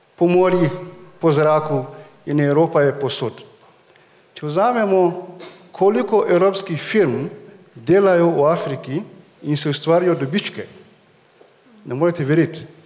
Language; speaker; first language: Slovenian; non-native, fluent; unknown